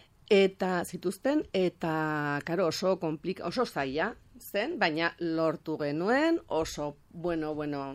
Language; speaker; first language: Basque; non-native, local second language; Spanish